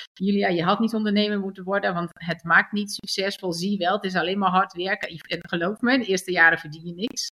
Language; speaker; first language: Dutch; early bilingual, other home language; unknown